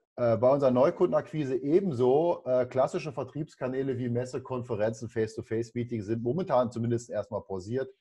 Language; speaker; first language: German; native; German